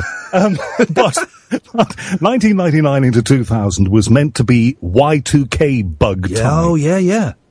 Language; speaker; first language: English; native; English